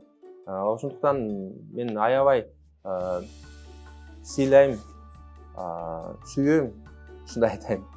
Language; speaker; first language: Kyrgyz; non-native, local second language; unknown